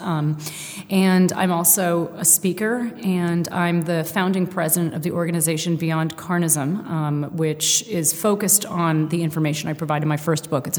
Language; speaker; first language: English; native; English